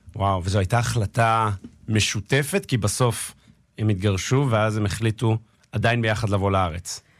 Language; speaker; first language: Hebrew; native; Hebrew